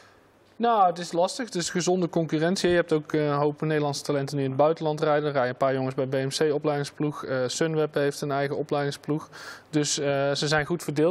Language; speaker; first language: Dutch; native; Dutch